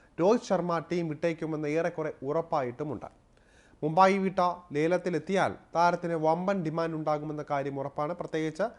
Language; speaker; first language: Malayalam; native; Malayalam